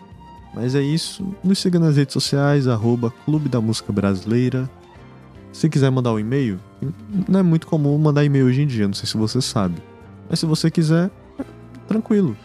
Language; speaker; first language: Portuguese; native; Portuguese